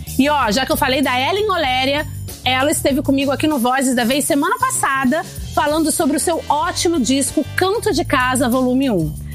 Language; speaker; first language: Portuguese; native; Portuguese